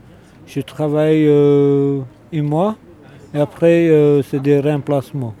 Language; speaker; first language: French; non-native, learner; Romanian